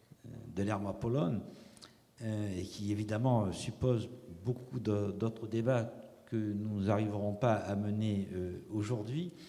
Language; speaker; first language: French; native; French